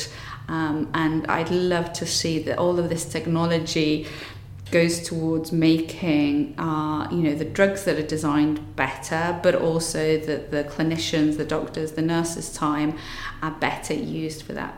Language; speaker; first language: English; native; English